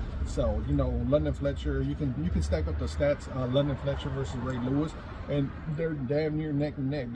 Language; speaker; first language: English; native; English